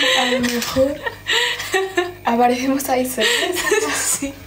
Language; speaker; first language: Spanish; native; Spanish